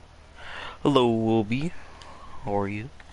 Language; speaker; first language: English; native; English